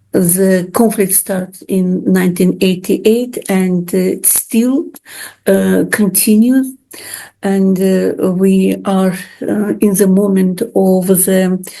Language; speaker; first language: English; non-native, fluent; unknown